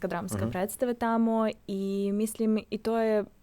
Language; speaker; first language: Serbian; non-native, fluent; Russian